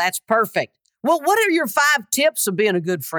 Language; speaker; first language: English; native; English